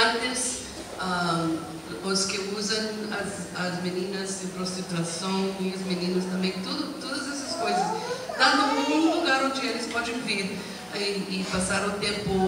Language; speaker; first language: Portuguese; non-native, learner; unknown